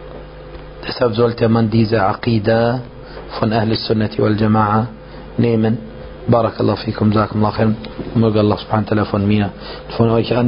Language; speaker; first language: German; non-native, fluent; Arabic